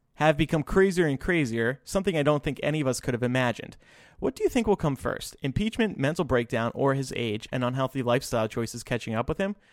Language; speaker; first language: English; native; English